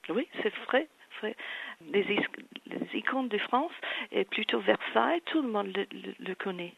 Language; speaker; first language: French; non-native, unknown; English